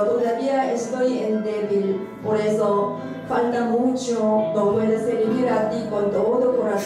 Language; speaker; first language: Spanish; non-native, learner; Korean